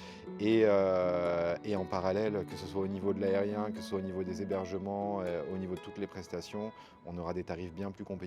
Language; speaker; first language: French; native; French